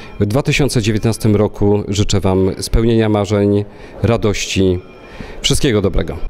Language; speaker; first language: Polish; native; Polish